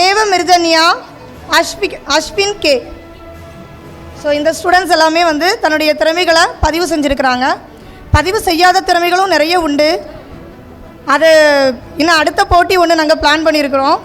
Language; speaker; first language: Tamil; native; Tamil